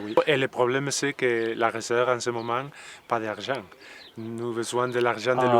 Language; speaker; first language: French; non-native, learner; Spanish